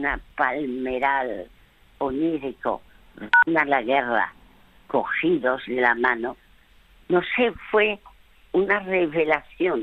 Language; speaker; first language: Spanish; early bilingual, other home language; French